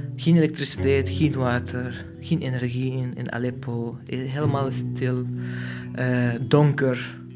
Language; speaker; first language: Dutch; non-native, learner; Arabic